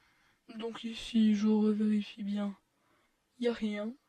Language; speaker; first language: French; native; French